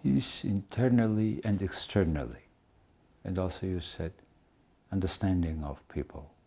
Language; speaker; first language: English; non-native, fluent; Mongolian